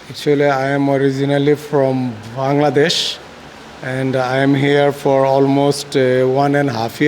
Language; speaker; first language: English; non-native, fluent; Bangla